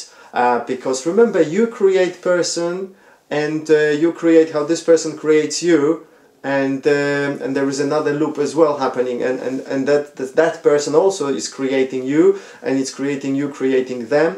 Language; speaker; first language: English; non-native, fluent; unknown